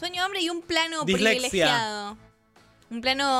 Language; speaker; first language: Spanish; native; Spanish